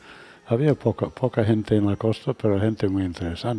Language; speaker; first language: Spanish; non-native, fluent; English